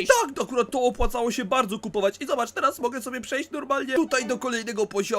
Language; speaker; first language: Polish; native; Polish